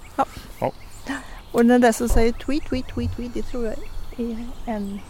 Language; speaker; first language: Swedish; native; Swedish